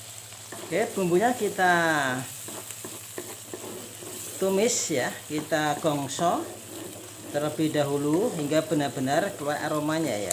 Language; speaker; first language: Indonesian; native; Indonesian